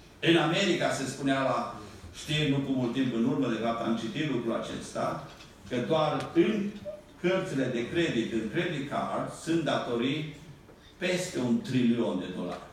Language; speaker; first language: Romanian; native; Romanian